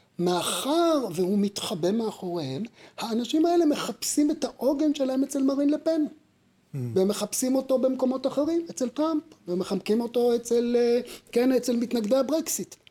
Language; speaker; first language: Hebrew; native; Hebrew